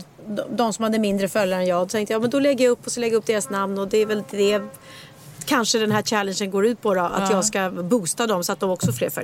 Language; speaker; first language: Swedish; native; Swedish